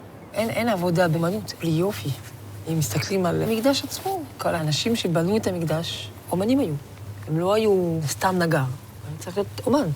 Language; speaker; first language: Hebrew; non-native, fluent; French